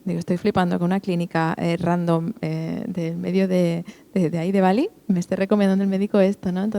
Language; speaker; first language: Spanish; non-native, local second language; Catalan